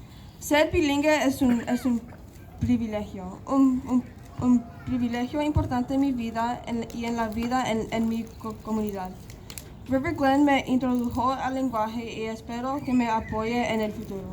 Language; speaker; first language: Spanish; non-native, local second language; English